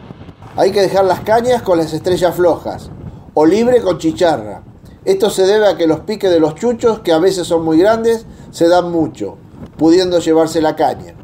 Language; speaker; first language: Spanish; native; Spanish